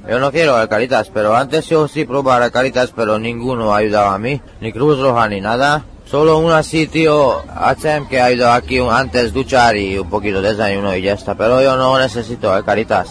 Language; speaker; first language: Spanish; non-native, learner; Hungarian